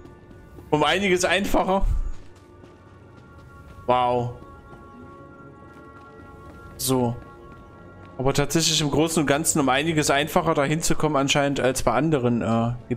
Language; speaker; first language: German; native; German